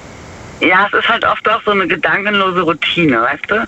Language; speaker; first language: German; native; German